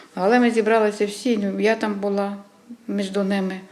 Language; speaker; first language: Ukrainian; native; Ukrainian